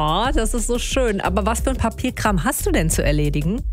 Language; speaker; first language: German; native; German